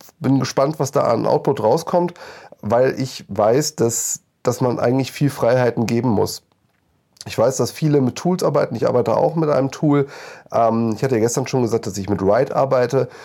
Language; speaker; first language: German; native; German